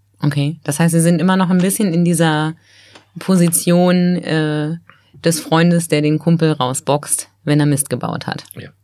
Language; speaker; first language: German; native; German